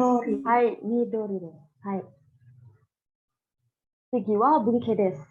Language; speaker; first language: Japanese; non-native, fluent; Indonesian